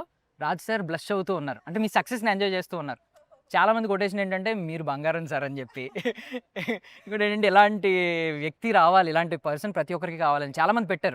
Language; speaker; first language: Telugu; native; Telugu